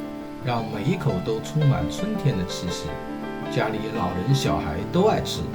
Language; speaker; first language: Chinese; native; Chinese